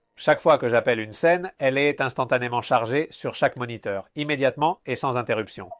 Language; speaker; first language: French; non-native, fluent; Spanish